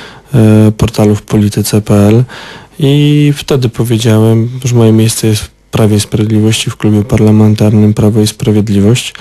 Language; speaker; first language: Polish; native; Polish